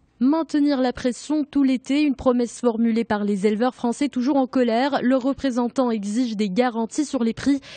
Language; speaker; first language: French; non-native, local second language; Arabic